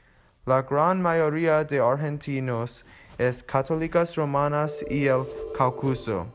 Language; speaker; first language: Spanish; non-native, learner; English